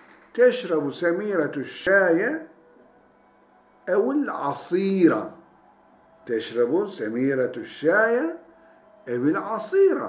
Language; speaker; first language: Arabic; non-native, fluent; Turkish